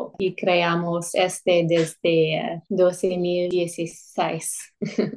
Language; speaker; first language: Spanish; non-native, fluent; English